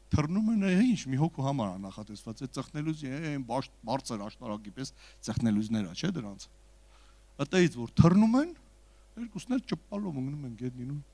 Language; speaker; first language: Armenian; native; Armenian